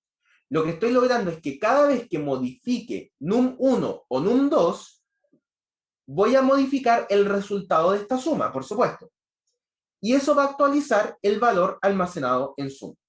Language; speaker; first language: Spanish; native; Spanish